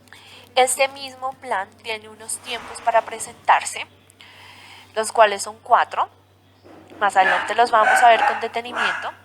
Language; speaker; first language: Spanish; native; Spanish